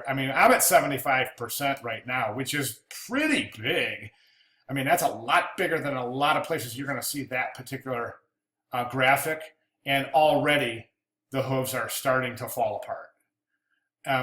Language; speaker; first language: English; native; English